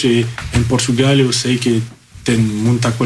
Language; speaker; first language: Portuguese; early bilingual, heritage; Portuguese